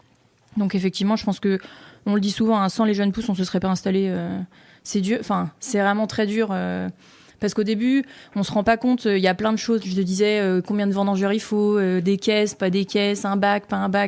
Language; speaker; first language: French; native; French